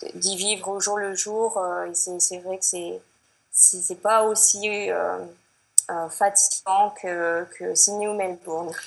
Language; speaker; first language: French; native; French